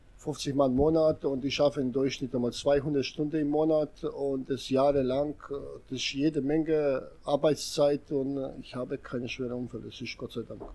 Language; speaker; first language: German; non-native, fluent; Serbian